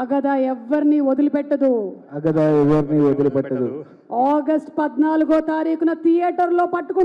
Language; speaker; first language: Telugu; native; Telugu